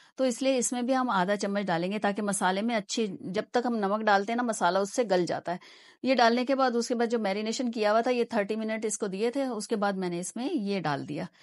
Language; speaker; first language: Hindi; native; Hindi